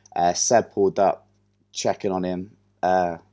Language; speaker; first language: English; native; English